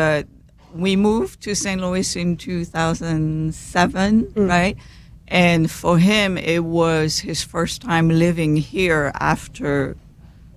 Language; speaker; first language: English; non-native, fluent; French